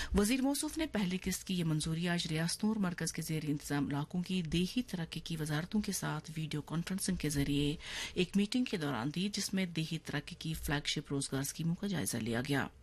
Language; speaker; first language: Urdu; non-native, local second language; Kashmiri